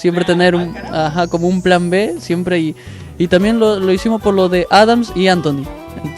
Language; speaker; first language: Spanish; native; Spanish